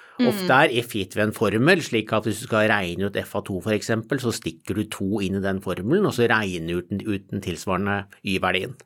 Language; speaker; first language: Norwegian; native; Norwegian